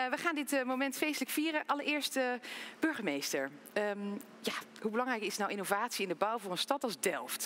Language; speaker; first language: Dutch; native; Dutch